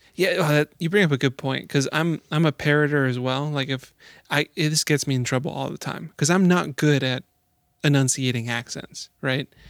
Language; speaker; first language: English; native; English